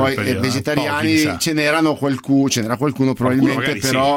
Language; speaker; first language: Italian; native; Italian